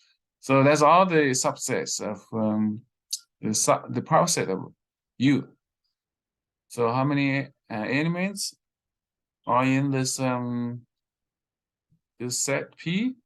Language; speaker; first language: English; non-native, fluent; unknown